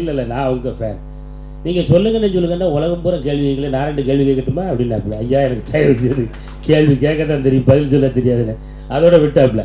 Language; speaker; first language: Tamil; native; Tamil